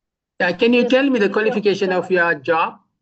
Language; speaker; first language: English; non-native, learner; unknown